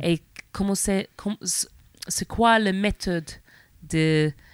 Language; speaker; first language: French; non-native, learner; English